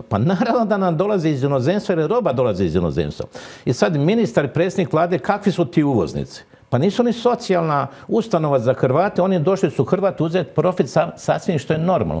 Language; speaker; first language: Croatian; native; Croatian